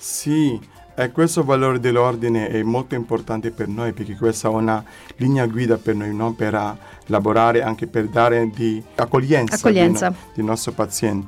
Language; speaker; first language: Italian; non-native, learner; Filipino